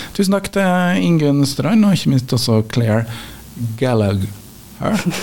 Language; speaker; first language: Norwegian; native; Norwegian